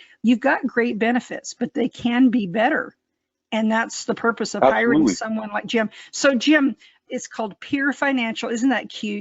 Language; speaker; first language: English; native; English